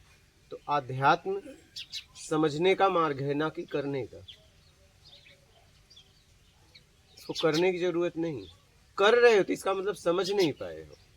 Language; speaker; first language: Hindi; native; Hindi